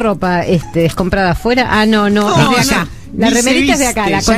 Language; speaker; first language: Spanish; native; Spanish